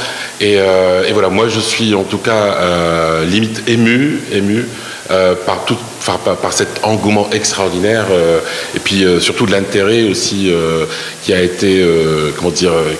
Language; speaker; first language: French; non-native, local second language; Arabic